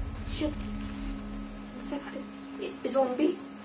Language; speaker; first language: English; non-native, fluent; Indonesian